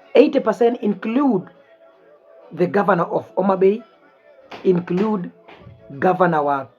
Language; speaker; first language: English; non-native, local second language; Luo (Kenya and Tanzania)